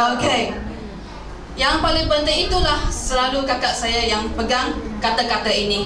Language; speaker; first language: Malay; non-native, local second language; Chinese